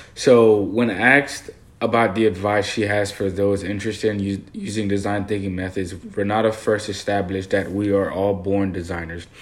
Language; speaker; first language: English; early bilingual, other home language; Haitian Creole